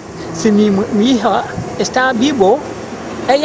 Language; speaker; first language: Spanish; non-native, learner; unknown